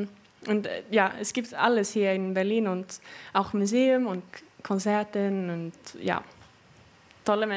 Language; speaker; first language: German; non-native, learner; Swedish